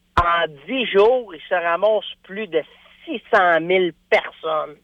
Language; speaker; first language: French; native; French